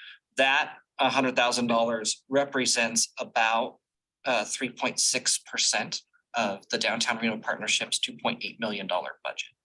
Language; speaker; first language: English; native; English